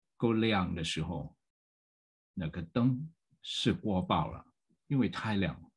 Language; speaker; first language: Chinese; non-native, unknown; Cantonese